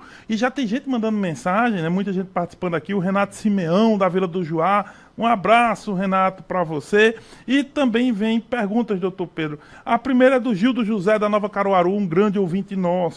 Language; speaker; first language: Portuguese; native; Portuguese